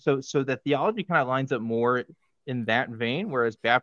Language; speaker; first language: English; native; English